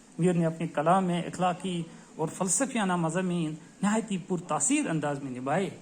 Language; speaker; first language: Urdu; non-native, local second language; Kashmiri